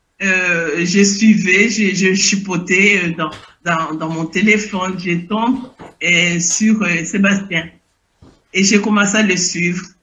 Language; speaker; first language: French; non-native, local second language; Lingala